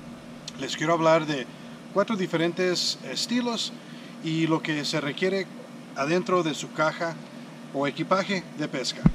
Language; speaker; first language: Spanish; early bilingual, heritage; Spanish